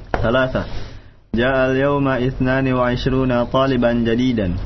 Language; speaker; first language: Arabic; non-native, learner; Indonesian